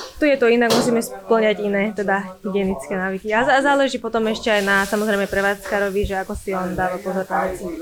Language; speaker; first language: Slovak; early bilingual, other home language; Vietnamese